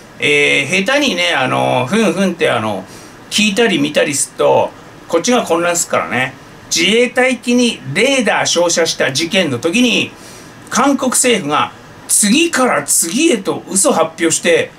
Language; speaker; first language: Japanese; native; Japanese